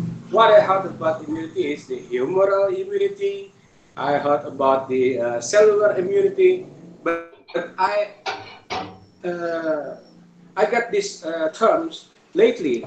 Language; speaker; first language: English; non-native, fluent; Indonesian